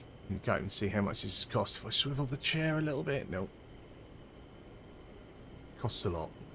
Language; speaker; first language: English; native; English